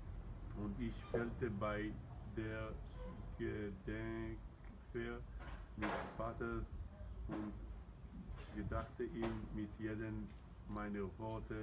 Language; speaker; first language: German; non-native, learner; Hebrew